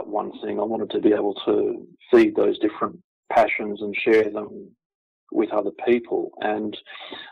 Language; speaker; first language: English; native; English